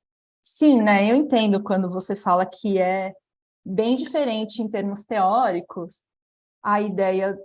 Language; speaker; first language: Portuguese; native; Portuguese